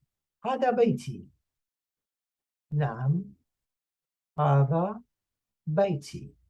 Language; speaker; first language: Arabic; non-native, fluent; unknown